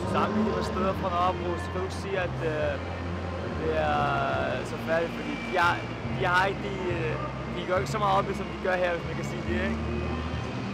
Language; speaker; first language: Danish; non-native, local second language; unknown